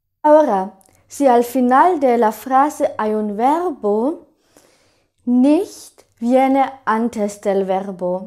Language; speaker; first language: Spanish; non-native, fluent; German